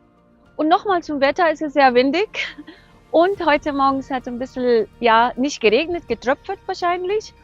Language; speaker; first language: German; non-native, fluent; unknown